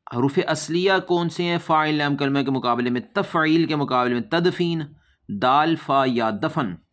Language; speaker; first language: Urdu; non-native, local second language; Punjabi